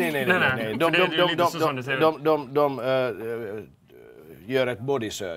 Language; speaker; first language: Swedish; non-native, local second language; Finnish